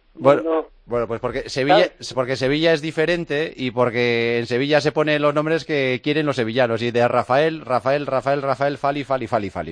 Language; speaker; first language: Spanish; native; Spanish